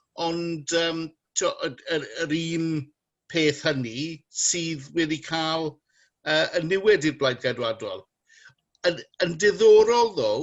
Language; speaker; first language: Welsh; native; Welsh